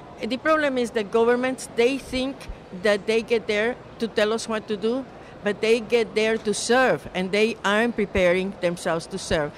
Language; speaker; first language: English; non-native, fluent; Spanish